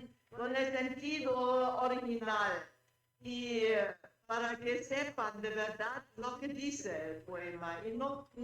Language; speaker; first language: Spanish; non-native, fluent; German